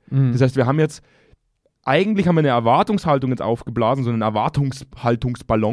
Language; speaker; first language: German; native; German